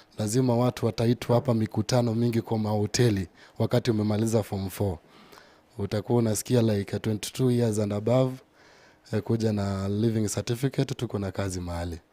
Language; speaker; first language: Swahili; non-native, local second language; Gusii